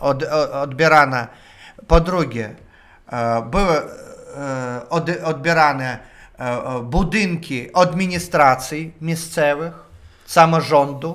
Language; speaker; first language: Polish; non-native, learner; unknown